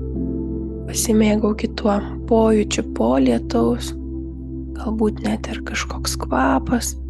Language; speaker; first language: Lithuanian; native; Lithuanian